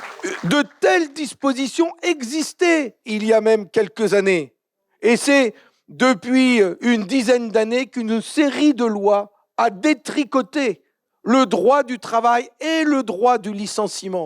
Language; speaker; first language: French; native; French